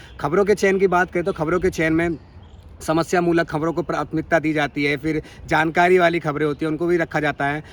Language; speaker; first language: Hindi; native; Hindi